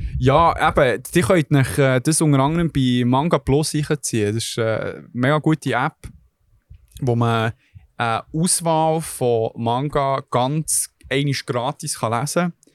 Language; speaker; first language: German; early bilingual, other home language; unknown